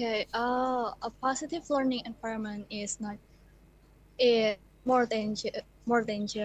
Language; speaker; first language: English; non-native, fluent; Indonesian